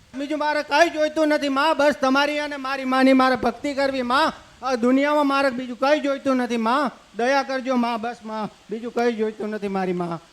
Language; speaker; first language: Gujarati; native; Gujarati